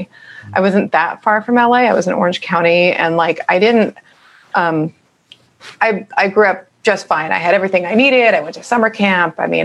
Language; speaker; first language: English; native; English